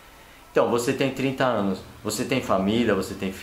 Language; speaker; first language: Portuguese; native; Portuguese